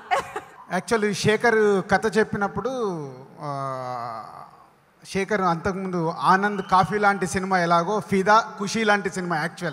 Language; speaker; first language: Telugu; native; Telugu